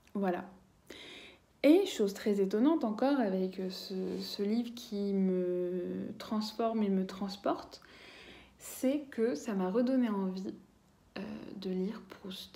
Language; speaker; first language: French; native; French